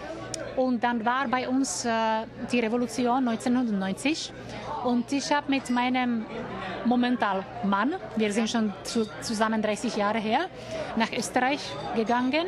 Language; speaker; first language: German; non-native, learner; Czech